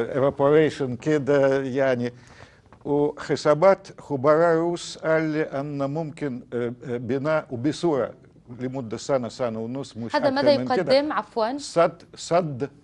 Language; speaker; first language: Arabic; non-native, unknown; Russian